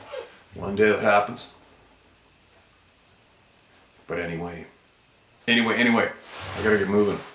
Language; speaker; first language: English; native; English